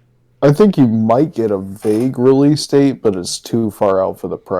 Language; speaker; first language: English; native; English